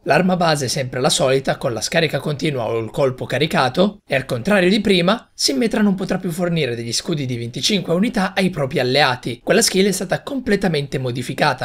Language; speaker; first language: Italian; native; Italian